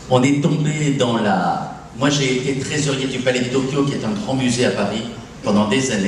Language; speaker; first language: French; native; French